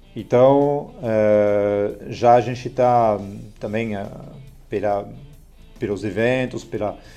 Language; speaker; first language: Portuguese; non-native, fluent; French